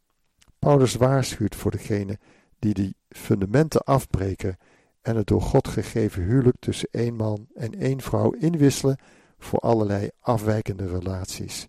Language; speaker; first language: Dutch; native; Dutch